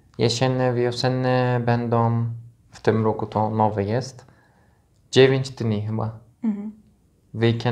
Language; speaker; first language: Polish; non-native, learner; Turkish